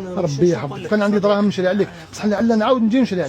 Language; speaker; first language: Arabic; native; Arabic